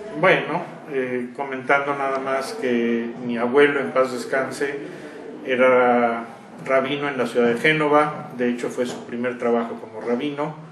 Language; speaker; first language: Spanish; native; Spanish